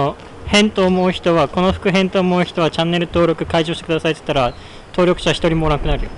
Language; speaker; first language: Japanese; native; Japanese